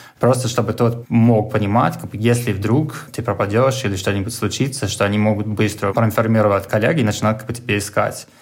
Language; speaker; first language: Russian; non-native, fluent; English